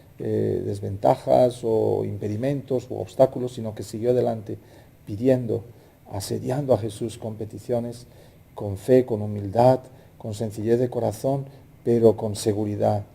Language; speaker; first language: Spanish; native; Spanish